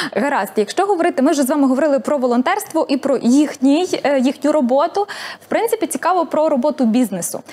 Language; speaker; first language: Ukrainian; native; Ukrainian